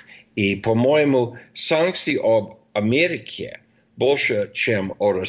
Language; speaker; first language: Russian; non-native, fluent; English